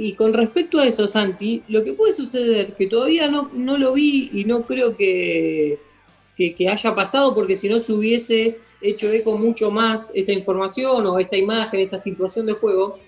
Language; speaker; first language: Spanish; native; Spanish